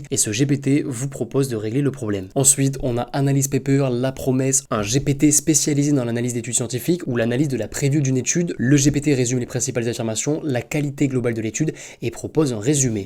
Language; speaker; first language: French; native; French